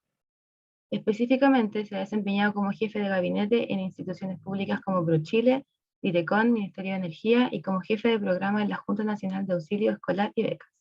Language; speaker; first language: Spanish; native; Spanish